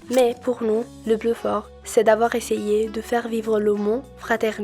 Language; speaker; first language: French; non-native, learner; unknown